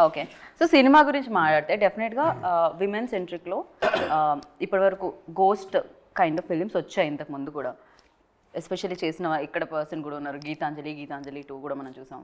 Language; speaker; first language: Telugu; native; Telugu